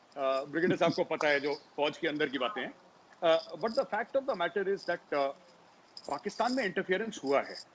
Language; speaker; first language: Hindi; native; Hindi